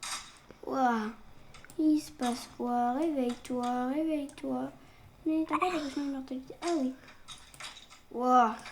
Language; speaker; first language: French; native; French